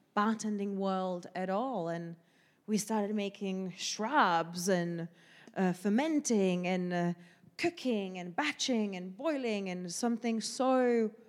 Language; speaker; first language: English; non-native, fluent; Slovak